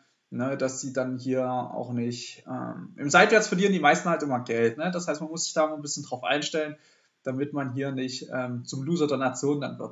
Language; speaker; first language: German; native; German